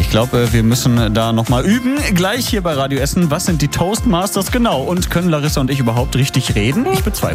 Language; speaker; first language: German; native; German